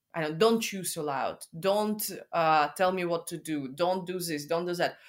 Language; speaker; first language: English; non-native, fluent; Russian